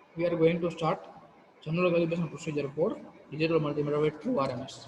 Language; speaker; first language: English; non-native, local second language; Gujarati